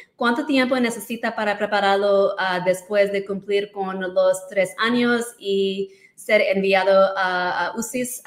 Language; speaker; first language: Spanish; non-native, learner; English